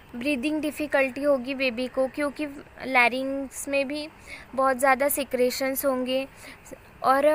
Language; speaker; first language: Hindi; non-native, local second language; Marathi